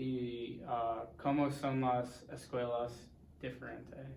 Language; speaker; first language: Spanish; non-native, learner; English